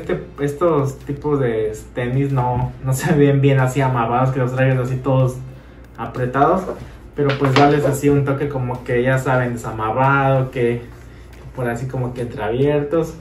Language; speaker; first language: Spanish; native; Spanish